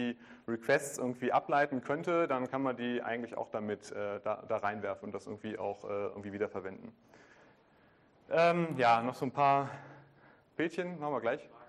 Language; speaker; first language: German; native; German